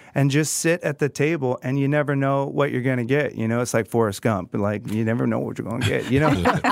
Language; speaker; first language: English; native; English